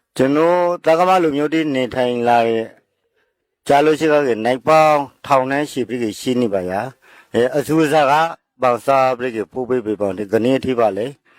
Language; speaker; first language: Burmese; native; Burmese